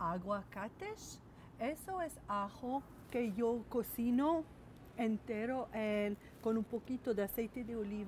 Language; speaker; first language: Spanish; non-native, fluent; English